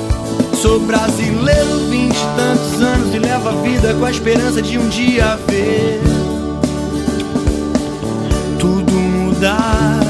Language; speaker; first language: Portuguese; native; Portuguese